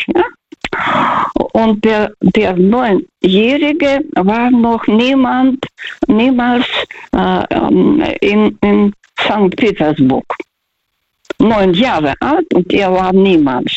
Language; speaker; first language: German; early bilingual, heritage; Russian